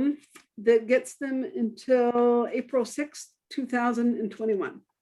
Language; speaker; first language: English; native; English